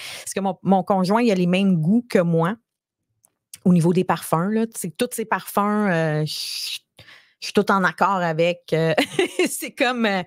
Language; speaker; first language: French; native; French